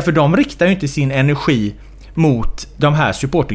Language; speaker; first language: Swedish; native; Swedish